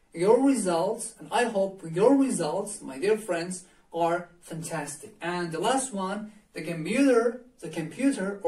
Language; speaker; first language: English; non-native, learner; Azerbaijani